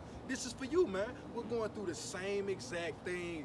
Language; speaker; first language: English; native; English